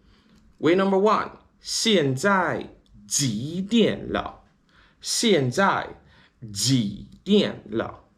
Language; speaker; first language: Chinese; non-native, learner; English